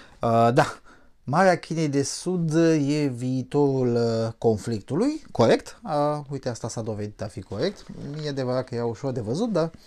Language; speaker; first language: Romanian; native; Romanian